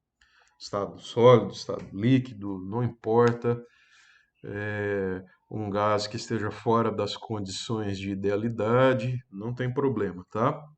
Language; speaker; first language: Portuguese; native; Portuguese